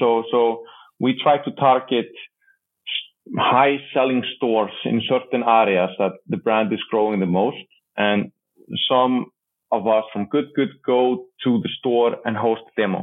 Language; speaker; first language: English; non-native, fluent; Icelandic